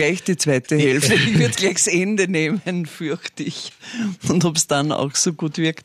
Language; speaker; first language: German; native; German